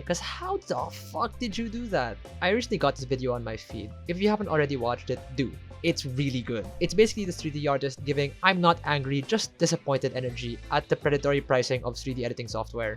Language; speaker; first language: English; native; English